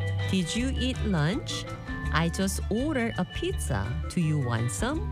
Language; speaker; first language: English; non-native, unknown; Korean